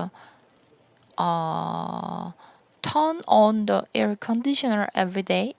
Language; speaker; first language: English; non-native, learner; Korean